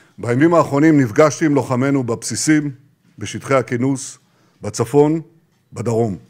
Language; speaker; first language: Hebrew; native; Hebrew